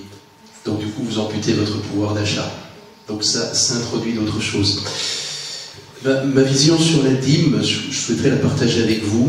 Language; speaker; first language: French; native; French